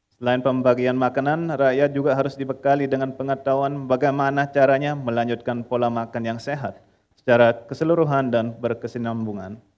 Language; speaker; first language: Indonesian; early bilingual, heritage; Indonesian